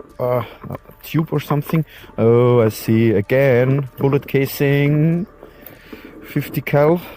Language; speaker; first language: English; non-native, fluent; German